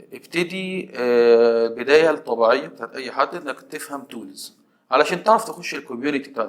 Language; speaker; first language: Arabic; native; Arabic